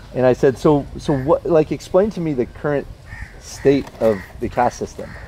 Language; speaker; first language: English; native; English